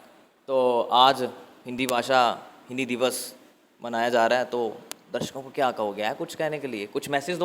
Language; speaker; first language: Hindi; native; Hindi